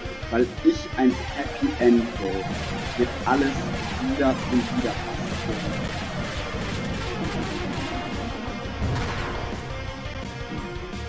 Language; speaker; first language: German; native; German